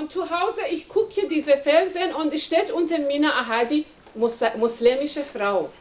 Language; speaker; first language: German; non-native, learner; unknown